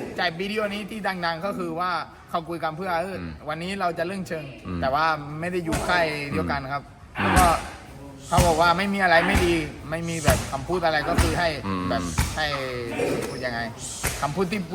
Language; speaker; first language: Thai; native; Thai